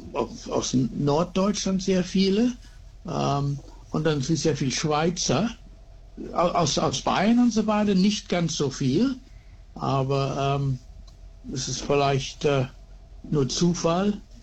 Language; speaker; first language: German; early bilingual, heritage; German